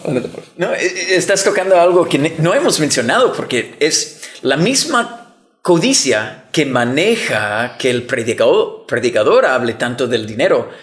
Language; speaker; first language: Spanish; non-native, fluent; English